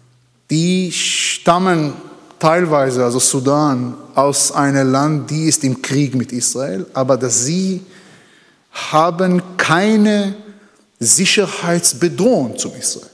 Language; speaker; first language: German; non-native, learner; Hebrew